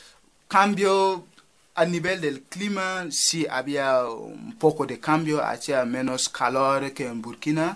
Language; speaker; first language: Spanish; non-native, fluent; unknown